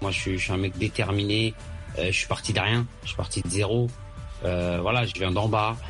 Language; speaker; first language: French; early bilingual, other home language; Arabic